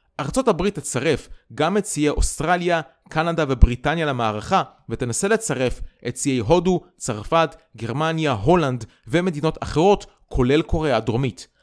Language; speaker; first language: Hebrew; native; Hebrew